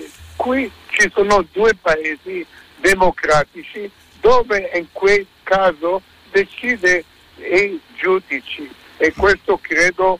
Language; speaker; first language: Italian; non-native, fluent; Hebrew